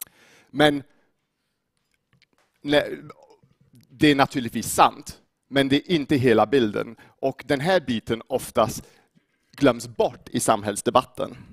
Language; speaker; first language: Swedish; non-native, fluent; English